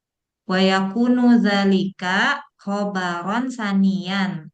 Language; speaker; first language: Arabic; non-native, learner; Indonesian